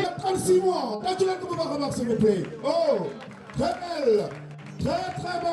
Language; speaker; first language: French; non-native, local second language; Wolof